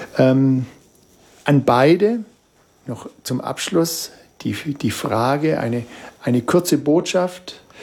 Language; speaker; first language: German; native; German